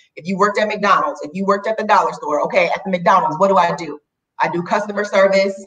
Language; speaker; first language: English; native; English